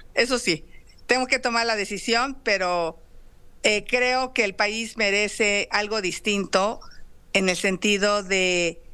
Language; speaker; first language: Spanish; native; Spanish